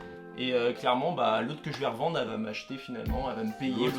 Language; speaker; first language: French; native; French